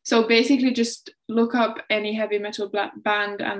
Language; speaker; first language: English; non-native, fluent; Finnish